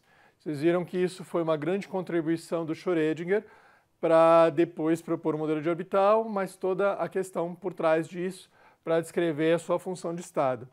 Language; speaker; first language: Portuguese; native; Portuguese